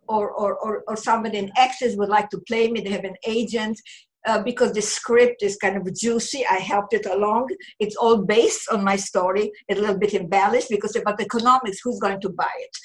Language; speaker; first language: English; non-native, fluent; German